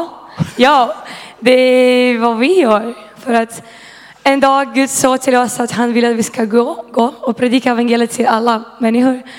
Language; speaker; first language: Swedish; non-native, fluent; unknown